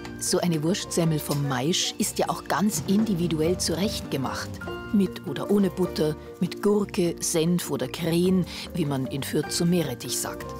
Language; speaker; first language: German; native; German